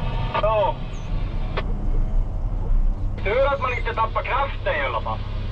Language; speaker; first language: Swedish; native; Swedish